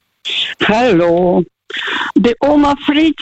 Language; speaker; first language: German; non-native, fluent; Russian